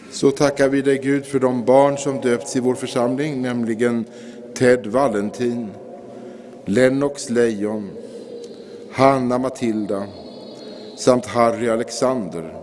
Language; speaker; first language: Swedish; native; Swedish